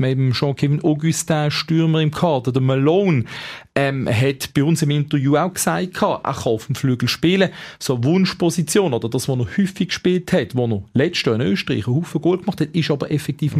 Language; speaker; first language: German; native; German